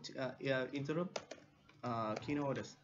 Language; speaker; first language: Japanese; non-native, learner; Vietnamese